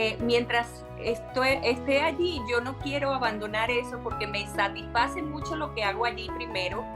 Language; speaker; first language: Spanish; native; Spanish